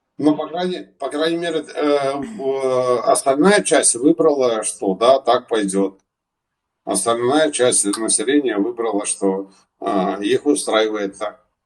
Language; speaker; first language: Russian; native; Russian